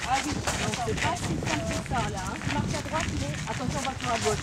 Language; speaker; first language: French; native; French